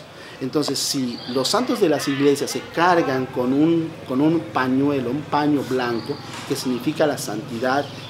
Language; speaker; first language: Spanish; native; Spanish